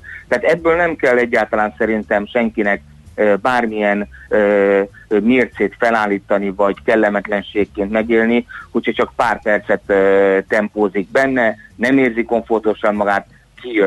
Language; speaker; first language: Hungarian; native; Hungarian